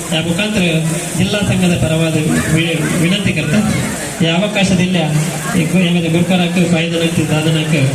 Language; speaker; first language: Kannada; non-native, local second language; Konkani